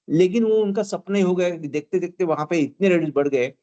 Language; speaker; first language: Hindi; non-native, local second language; Marathi